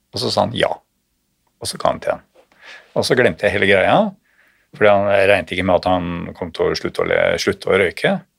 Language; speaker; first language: Norwegian; native; Norwegian